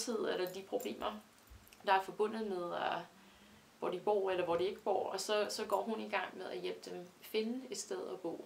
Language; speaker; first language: Danish; non-native, fluent; English